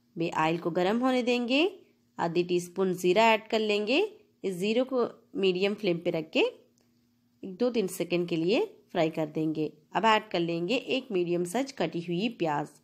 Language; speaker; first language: Hindi; non-native, local second language; Telugu